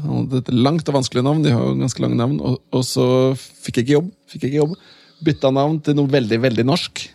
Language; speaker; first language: Norwegian; native; Norwegian